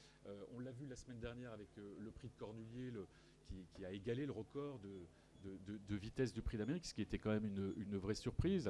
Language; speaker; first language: French; native; French